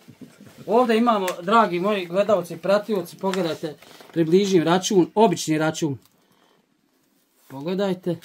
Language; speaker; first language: Bosnian; native; Bosnian